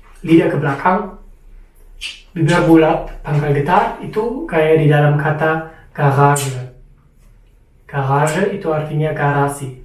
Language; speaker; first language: Indonesian; non-native, fluent; German